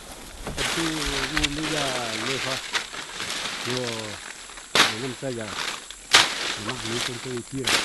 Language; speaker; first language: Indonesian; non-native, local second language; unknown